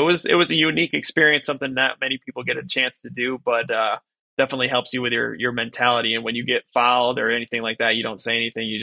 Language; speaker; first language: English; native; English